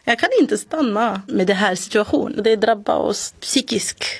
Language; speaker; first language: Swedish; non-native, fluent; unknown